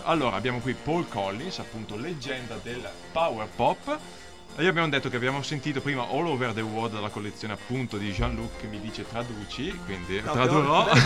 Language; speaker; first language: Italian; native; Italian